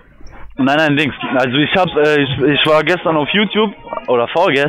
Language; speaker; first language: German; native; German